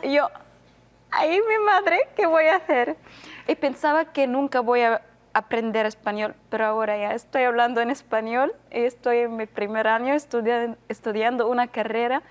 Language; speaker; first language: Spanish; non-native, learner; Arabic